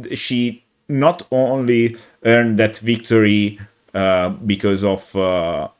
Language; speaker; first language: English; non-native, fluent; Italian